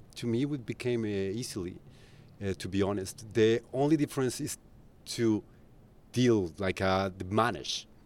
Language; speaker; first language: English; non-native, fluent; Spanish